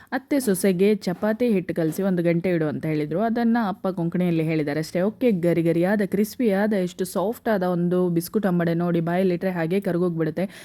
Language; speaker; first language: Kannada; native; Kannada